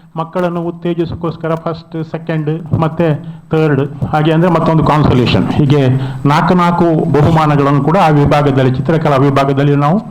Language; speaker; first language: Kannada; non-native, local second language; Konkani